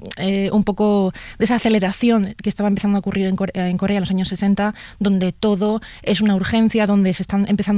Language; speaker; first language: Spanish; native; Spanish